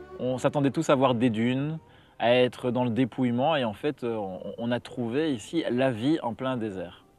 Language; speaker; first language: French; native; French